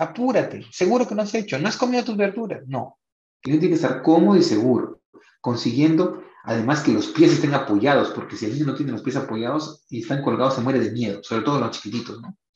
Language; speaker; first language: Spanish; native; Spanish